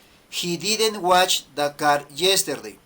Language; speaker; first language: English; non-native, learner; Spanish